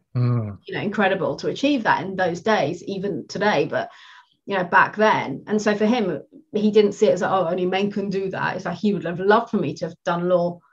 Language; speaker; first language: English; native; English